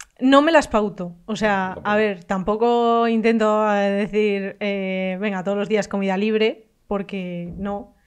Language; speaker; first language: Spanish; native; Spanish